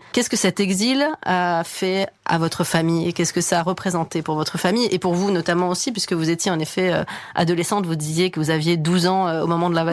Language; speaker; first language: French; native; French